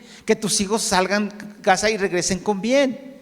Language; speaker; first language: Spanish; native; Spanish